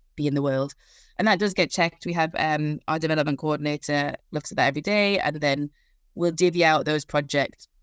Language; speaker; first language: English; native; English